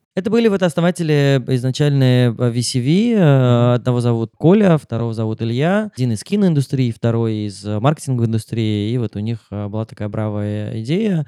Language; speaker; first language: Russian; native; Russian